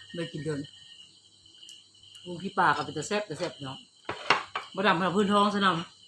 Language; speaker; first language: Thai; native; Thai